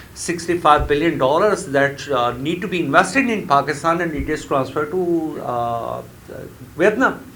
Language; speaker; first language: English; non-native, local second language; Urdu